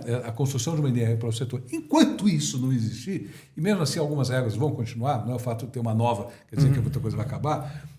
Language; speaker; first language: Portuguese; native; Portuguese